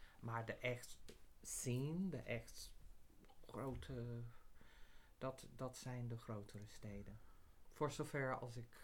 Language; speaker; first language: Dutch; non-native, fluent; English